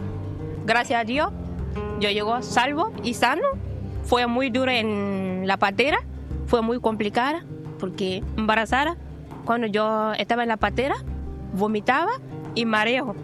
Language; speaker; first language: Spanish; non-native, learner; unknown